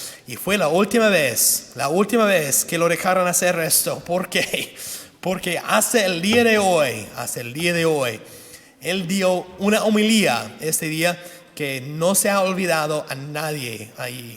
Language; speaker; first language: Spanish; non-native, fluent; English